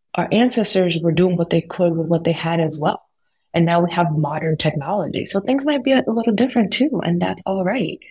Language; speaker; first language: English; native; English